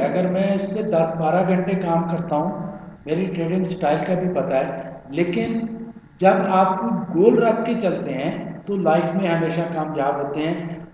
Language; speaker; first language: Urdu; non-native, local second language; Punjabi